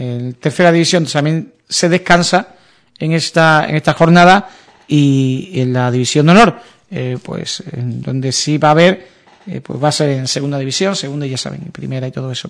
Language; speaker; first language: Spanish; native; Spanish